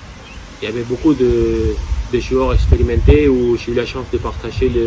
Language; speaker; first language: French; non-native, fluent; Spanish